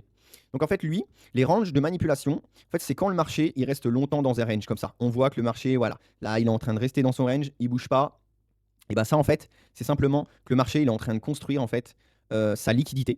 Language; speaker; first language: French; native; French